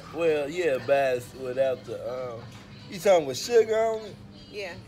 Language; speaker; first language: English; native; English